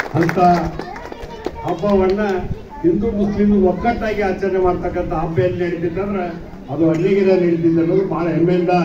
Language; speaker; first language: Kannada; native; Kannada